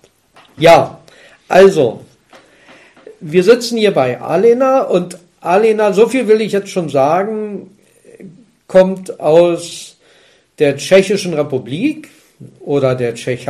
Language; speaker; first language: German; native; German